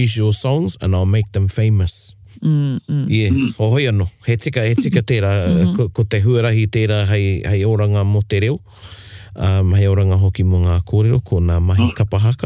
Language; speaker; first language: English; native; English